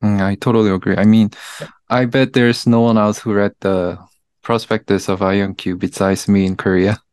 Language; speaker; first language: English; non-native, fluent; Korean